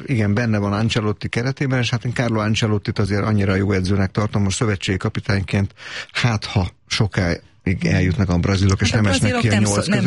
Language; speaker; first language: Hungarian; native; Hungarian